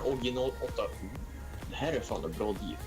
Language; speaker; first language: Swedish; native; Swedish